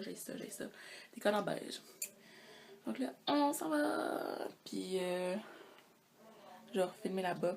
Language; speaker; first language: French; native; French